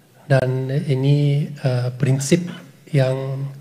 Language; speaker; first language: Indonesian; non-native, fluent; English